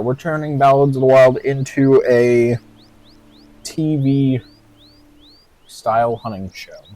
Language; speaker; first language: English; native; English